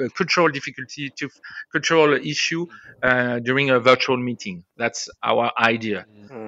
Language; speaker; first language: English; non-native, fluent; French